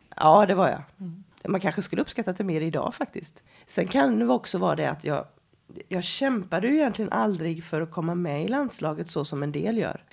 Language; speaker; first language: Swedish; native; Swedish